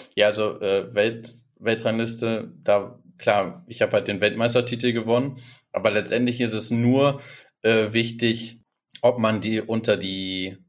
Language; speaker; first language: German; native; German